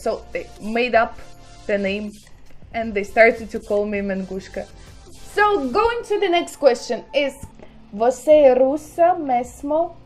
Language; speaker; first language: English; non-native, fluent; Russian